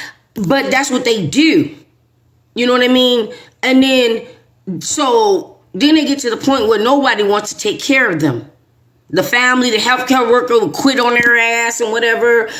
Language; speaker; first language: English; native; English